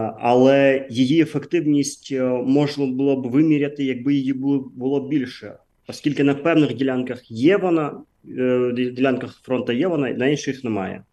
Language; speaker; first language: Ukrainian; non-native, fluent; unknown